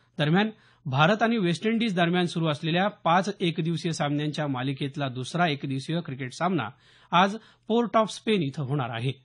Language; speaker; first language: Marathi; native; Marathi